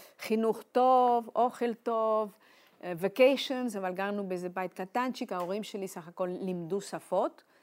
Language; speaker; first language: Hebrew; non-native, fluent; Spanish